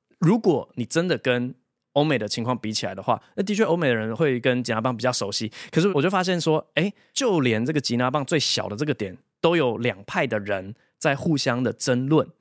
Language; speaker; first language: Chinese; native; Chinese